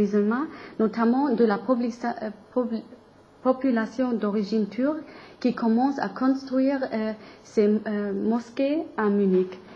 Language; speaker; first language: French; non-native, learner; German